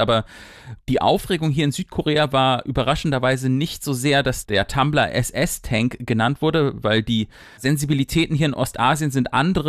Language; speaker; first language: German; native; German